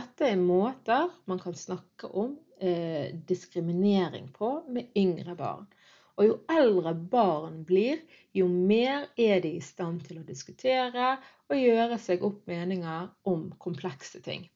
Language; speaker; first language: Norwegian; early bilingual, other home language; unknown